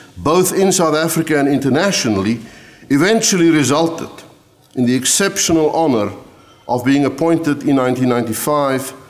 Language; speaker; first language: English; non-native, local second language; Afrikaans